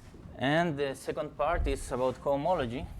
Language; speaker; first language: English; non-native, fluent; Spanish